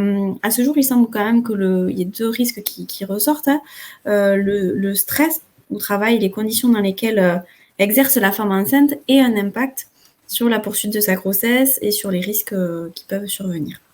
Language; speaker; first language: French; native; French